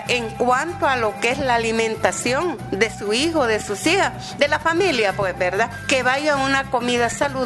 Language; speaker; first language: Spanish; native; Spanish